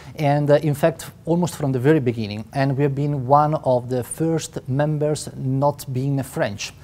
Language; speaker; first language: English; non-native, fluent; Italian